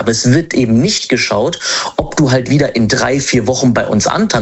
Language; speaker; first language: German; native; German